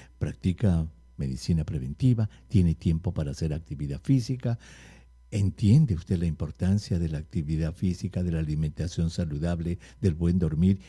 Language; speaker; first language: Spanish; native; Spanish